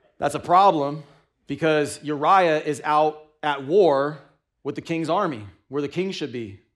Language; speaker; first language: English; native; English